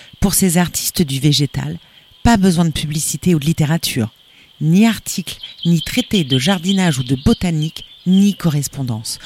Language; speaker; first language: French; native; French